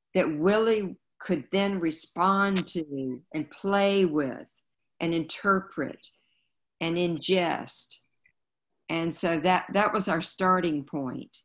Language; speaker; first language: English; native; English